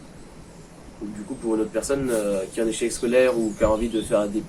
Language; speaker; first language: French; native; French